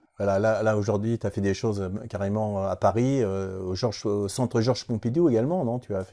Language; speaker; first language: French; native; French